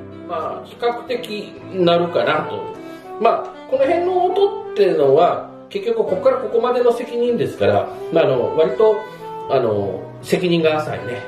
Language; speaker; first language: Japanese; native; Japanese